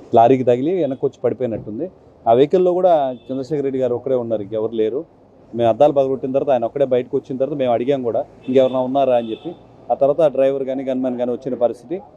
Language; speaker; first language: Telugu; native; Telugu